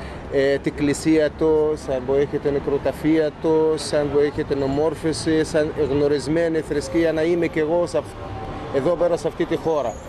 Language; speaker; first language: Greek; early bilingual, other home language; Arabic